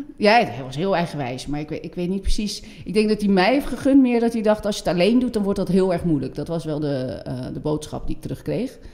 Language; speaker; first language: Dutch; non-native, fluent; French